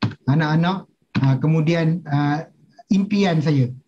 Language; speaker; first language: Malay; native; Malay